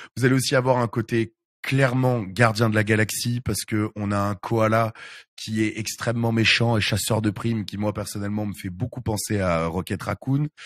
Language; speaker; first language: French; native; French